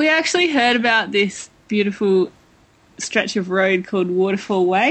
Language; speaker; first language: English; native; English